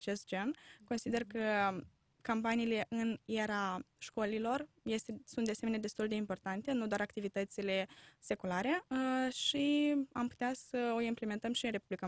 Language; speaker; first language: Romanian; native; Romanian